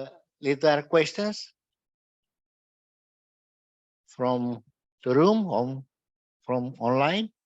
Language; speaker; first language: English; non-native, fluent; Romanian